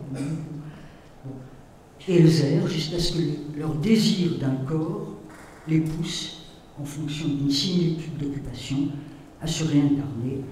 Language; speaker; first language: French; native; French